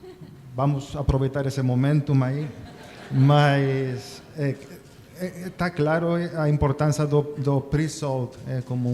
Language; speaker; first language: Portuguese; non-native, fluent; Spanish